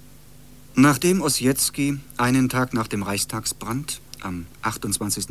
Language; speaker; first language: German; native; German